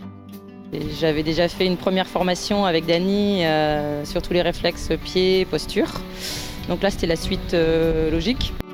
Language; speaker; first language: French; native; French